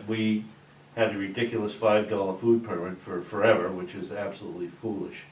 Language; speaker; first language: English; native; English